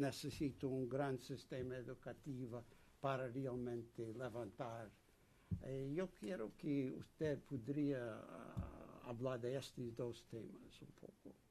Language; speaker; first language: Spanish; non-native, fluent; English